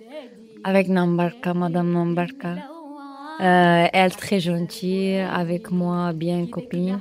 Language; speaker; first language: French; non-native, learner; Turkish